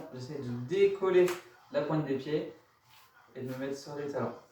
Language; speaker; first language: French; native; French